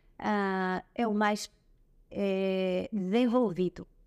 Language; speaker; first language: Portuguese; non-native, learner; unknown